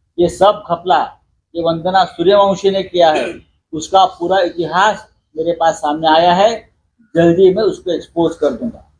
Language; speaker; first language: Hindi; non-native, local second language; Marathi